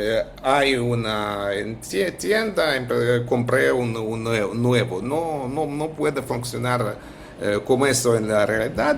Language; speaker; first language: Spanish; non-native, fluent; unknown